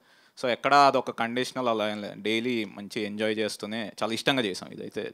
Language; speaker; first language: Telugu; native; Telugu